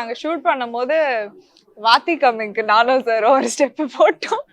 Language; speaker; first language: Tamil; native; Tamil